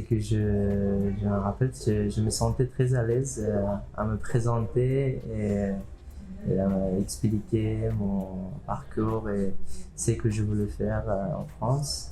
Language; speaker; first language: French; non-native, fluent; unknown